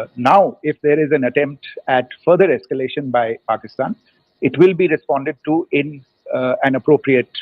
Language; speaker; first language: English; non-native, local second language; Hindi